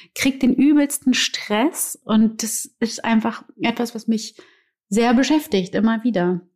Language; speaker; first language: German; native; German